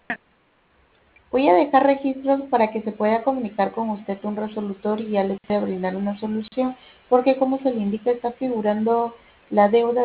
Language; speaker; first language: Spanish; native; Spanish